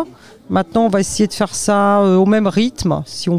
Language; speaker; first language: French; native; French